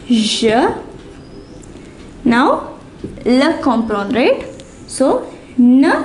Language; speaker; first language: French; non-native, fluent; English